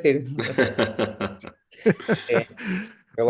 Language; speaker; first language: Spanish; native; Spanish